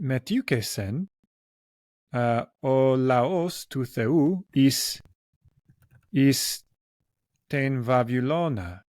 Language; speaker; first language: Greek; non-native, learner; English